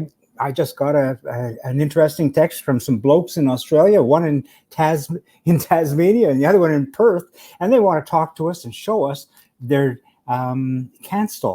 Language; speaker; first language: English; native; English